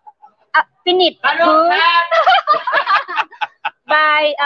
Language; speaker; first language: English; non-native, learner; Thai